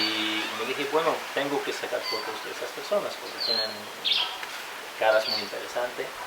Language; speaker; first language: Spanish; non-native, fluent; French